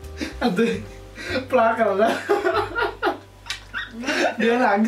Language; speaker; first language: Russian; non-native, learner; Indonesian